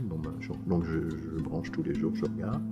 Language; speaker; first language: French; native; French